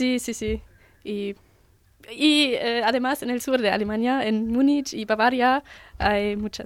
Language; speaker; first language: Spanish; non-native, learner; German